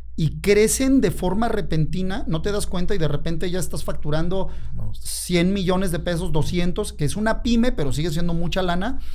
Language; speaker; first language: Spanish; native; Spanish